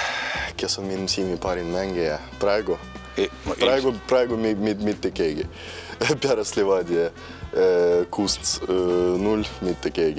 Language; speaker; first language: Estonian; non-native, local second language; Russian